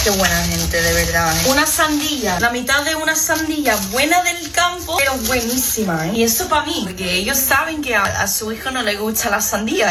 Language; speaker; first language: Spanish; non-native, fluent; English